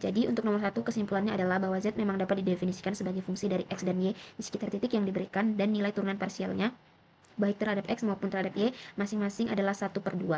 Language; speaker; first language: Indonesian; native; Indonesian